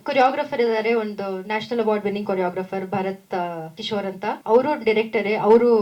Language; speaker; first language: Kannada; non-native, local second language; Tamil